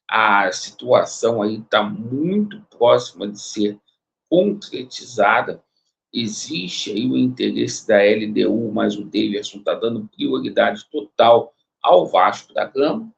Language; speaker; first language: Portuguese; native; Portuguese